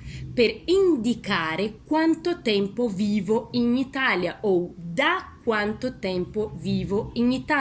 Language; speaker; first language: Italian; non-native, fluent; Portuguese